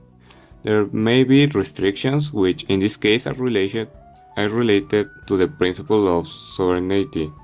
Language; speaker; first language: English; non-native, learner; Spanish